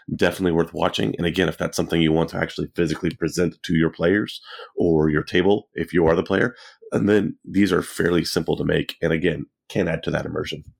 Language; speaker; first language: English; native; English